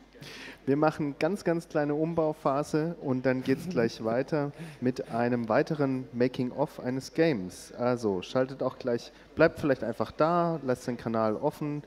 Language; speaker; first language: German; native; German